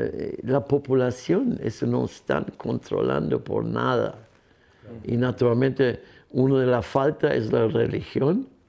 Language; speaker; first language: Spanish; non-native, fluent; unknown